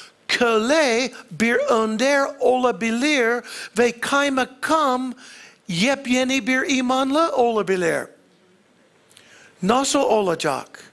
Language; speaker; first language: Turkish; non-native, fluent; English